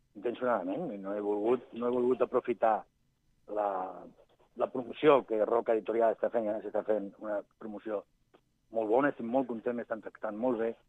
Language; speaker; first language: Catalan; non-native, local second language; Spanish